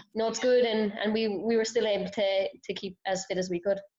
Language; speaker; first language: English; native; English